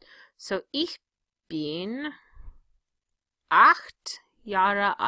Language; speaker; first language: German; non-native, fluent; English